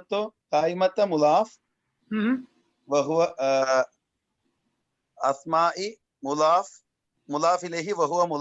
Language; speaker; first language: Arabic; non-native, learner; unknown